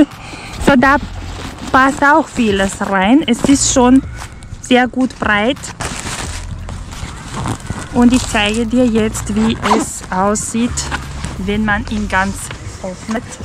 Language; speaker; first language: German; non-native, fluent; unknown